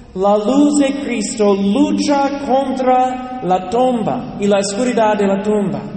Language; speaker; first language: Spanish; non-native, learner; English